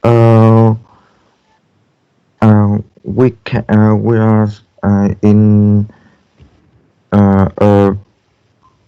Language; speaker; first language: English; non-native, learner; Vietnamese